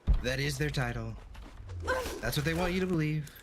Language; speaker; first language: English; native; English